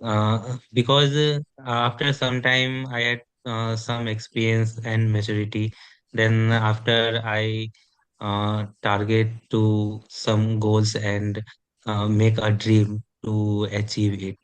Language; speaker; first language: English; non-native, learner; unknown